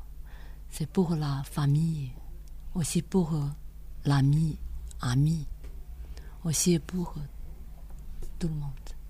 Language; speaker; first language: French; non-native, learner; Chinese